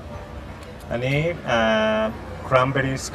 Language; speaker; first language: Thai; non-native, learner; Japanese